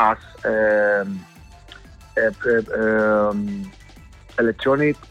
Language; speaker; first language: English; non-native, learner; Spanish